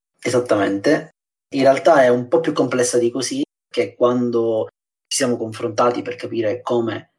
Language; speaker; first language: Italian; native; Italian